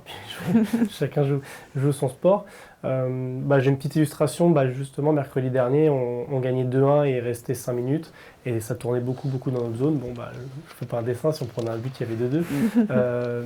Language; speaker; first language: French; native; French